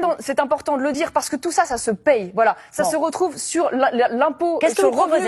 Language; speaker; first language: French; native; French